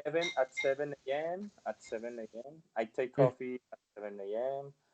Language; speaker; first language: English; non-native, learner; Spanish